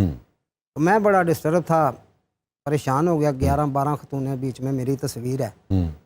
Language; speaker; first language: Urdu; non-native, local second language; Punjabi